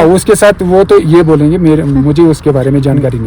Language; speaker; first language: Hindi; non-native, local second language; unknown